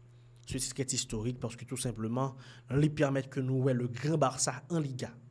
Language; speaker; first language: French; non-native, local second language; Haitian Creole